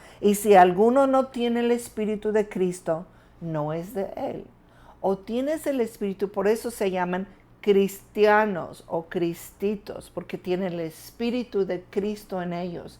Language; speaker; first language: Spanish; non-native, fluent; English